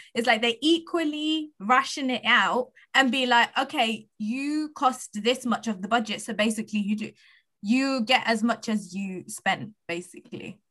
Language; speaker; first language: English; early bilingual, other home language; Kikuyu